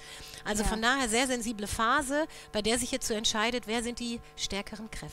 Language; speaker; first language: German; native; German